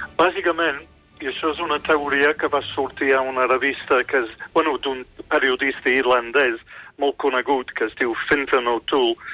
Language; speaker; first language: Catalan; non-native, fluent; English